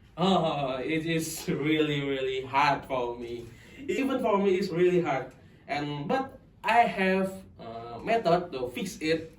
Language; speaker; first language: English; non-native, local second language; Indonesian